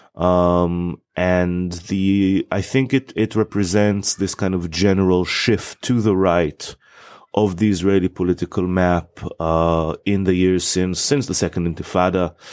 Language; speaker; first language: English; non-native, fluent; Hebrew